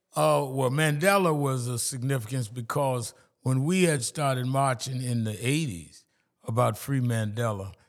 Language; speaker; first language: English; native; English